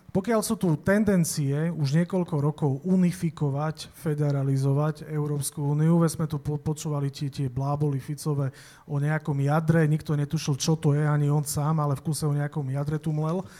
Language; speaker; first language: Slovak; native; Slovak